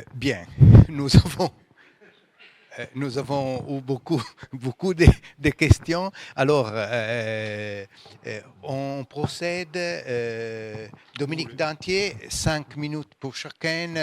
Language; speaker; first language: French; non-native, fluent; Italian